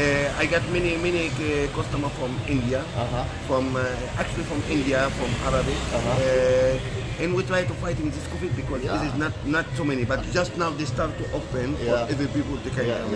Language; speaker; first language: English; non-native, learner; Arabic